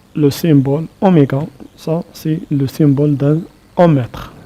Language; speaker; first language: French; non-native, local second language; Arabic